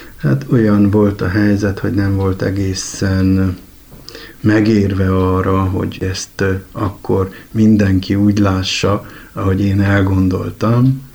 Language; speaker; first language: Hungarian; native; Hungarian